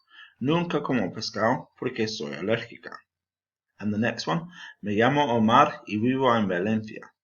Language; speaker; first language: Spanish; non-native, fluent; English